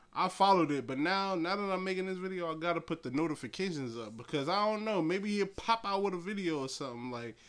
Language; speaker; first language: English; native; English